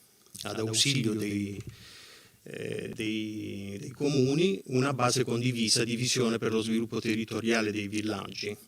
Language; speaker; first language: Italian; native; Italian